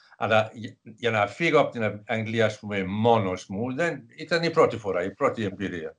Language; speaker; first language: Greek; non-native, fluent; English